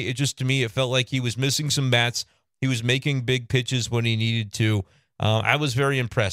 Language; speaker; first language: English; native; English